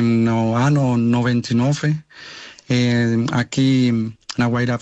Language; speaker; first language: Portuguese; non-native, learner; Spanish